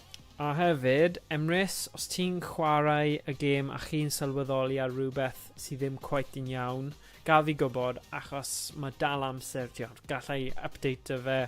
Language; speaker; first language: Welsh; non-native, local second language; English